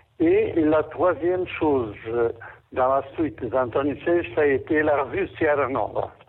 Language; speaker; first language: French; non-native, fluent; Portuguese